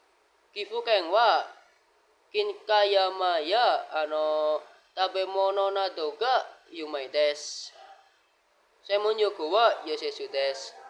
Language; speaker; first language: Japanese; non-native, learner; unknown